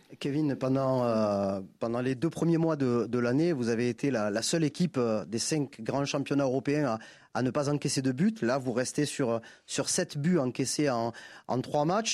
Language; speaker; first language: French; native; French